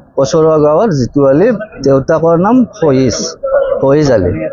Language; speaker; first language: Assamese; native; Assamese